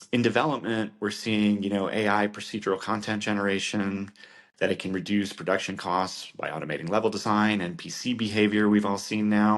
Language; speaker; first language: English; native; English